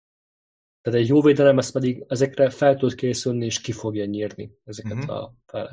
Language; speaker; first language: Hungarian; native; Hungarian